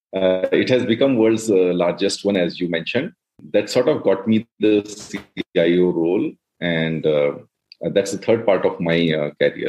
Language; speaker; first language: English; non-native, local second language; Hindi